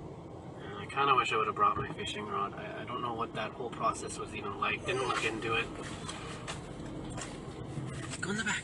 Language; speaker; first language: English; native; English